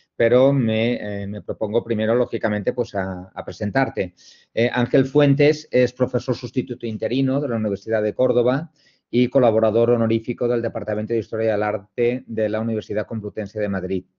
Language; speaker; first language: Spanish; non-native, local second language; Catalan